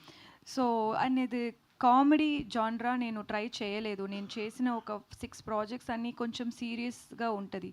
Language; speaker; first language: Telugu; non-native, learner; Tamil